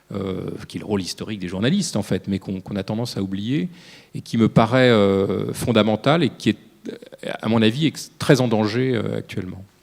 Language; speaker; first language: French; native; French